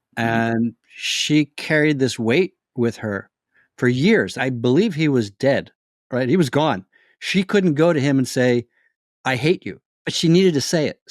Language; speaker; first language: English; native; English